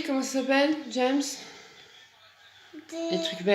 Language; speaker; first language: French; native; French